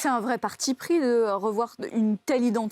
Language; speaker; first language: French; native; French